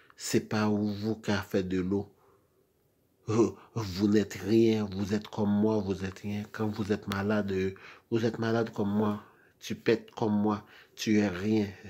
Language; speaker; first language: French; non-native, local second language; Haitian Creole